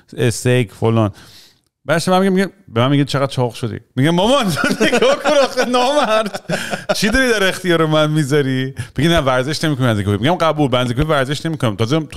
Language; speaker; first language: Persian; early bilingual, heritage; Persian